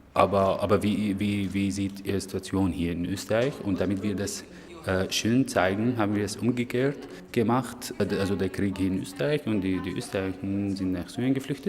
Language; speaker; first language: German; non-native, fluent; Arabic